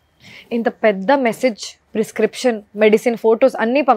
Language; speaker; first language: Telugu; non-native, fluent; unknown